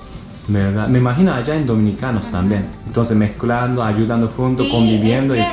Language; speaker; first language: Spanish; non-native, learner; Japanese